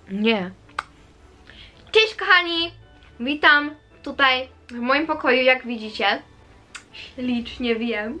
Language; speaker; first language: Polish; early bilingual, heritage; Polish